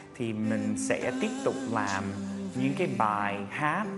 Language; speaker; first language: Vietnamese; non-native, fluent; English